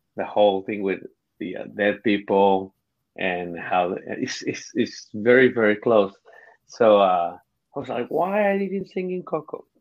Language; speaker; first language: English; non-native, fluent; Spanish